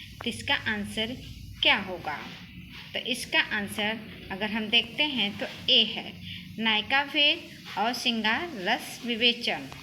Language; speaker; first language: Hindi; native; Hindi